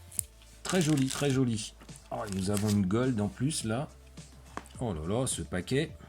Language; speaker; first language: French; native; French